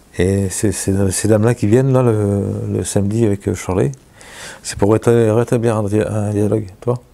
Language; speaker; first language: French; native; French